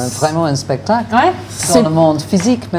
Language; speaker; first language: French; non-native, learner; English